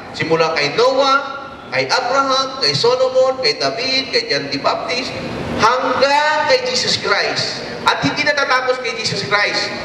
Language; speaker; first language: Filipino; non-native, local second language; Waray